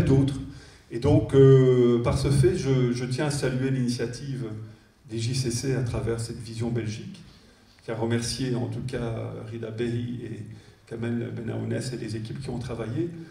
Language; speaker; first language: French; native; French